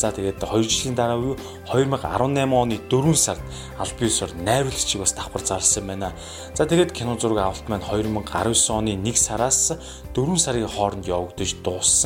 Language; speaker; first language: Mongolian; native; Mongolian